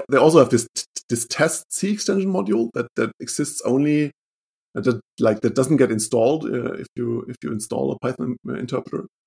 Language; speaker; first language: English; non-native, fluent; German